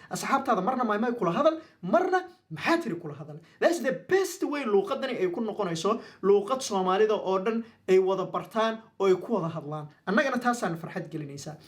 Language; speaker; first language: Somali; non-native, local second language; Maay